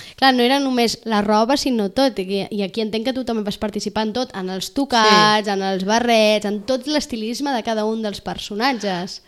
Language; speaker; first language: Catalan; native; Catalan